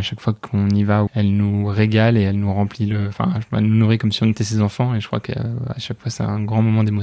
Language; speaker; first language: French; native; French